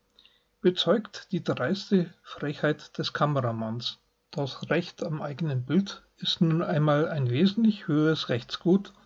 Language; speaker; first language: German; native; German